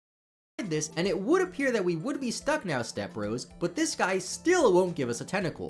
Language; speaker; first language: English; native; English